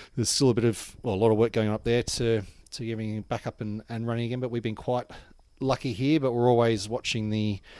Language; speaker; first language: English; native; English